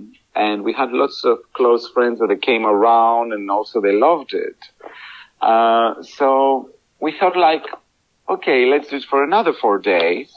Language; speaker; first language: English; non-native, fluent; Greek